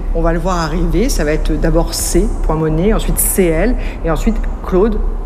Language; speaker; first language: French; native; French